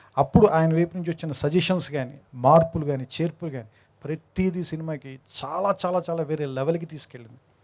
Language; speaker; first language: Telugu; native; Telugu